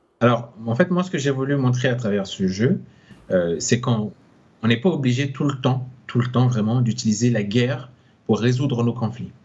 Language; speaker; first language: French; non-native, local second language; Sango